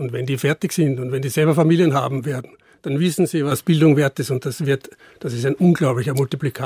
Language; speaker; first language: German; native; German